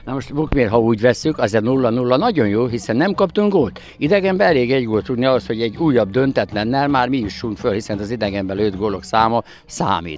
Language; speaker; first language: Hungarian; native; Hungarian